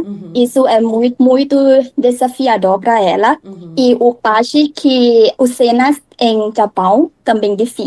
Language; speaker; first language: Portuguese; non-native, learner; Thai